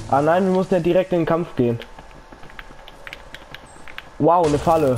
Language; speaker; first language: German; native; German